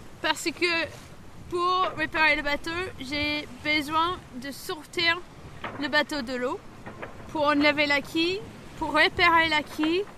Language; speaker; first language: French; non-native, fluent; English